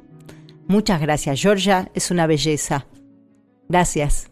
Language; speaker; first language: Spanish; native; Spanish